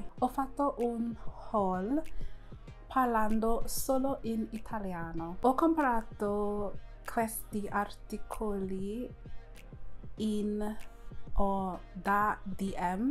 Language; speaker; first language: Italian; non-native, learner; English